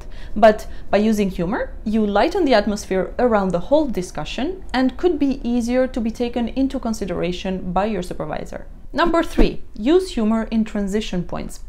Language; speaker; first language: English; non-native, fluent; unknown